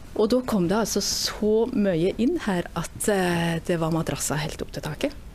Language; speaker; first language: Norwegian; native; Norwegian